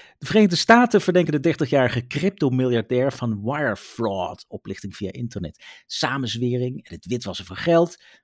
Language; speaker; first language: Dutch; native; Dutch